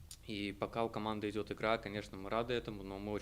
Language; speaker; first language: Russian; native; Russian